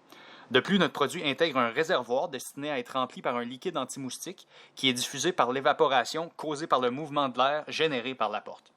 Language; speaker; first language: French; native; French